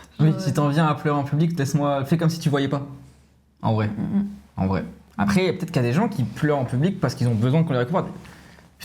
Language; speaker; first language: French; native; French